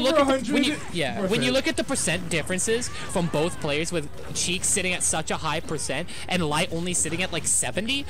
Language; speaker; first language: English; native; English